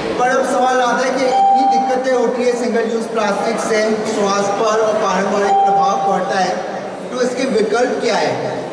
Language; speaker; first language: Hindi; native; Hindi